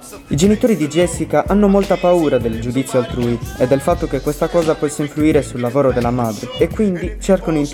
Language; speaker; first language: Italian; native; Italian